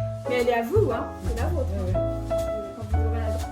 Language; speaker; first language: French; native; French